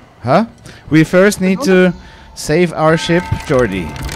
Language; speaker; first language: English; non-native, fluent; German